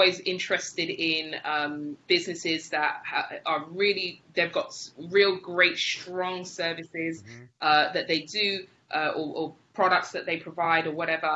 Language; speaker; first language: English; native; English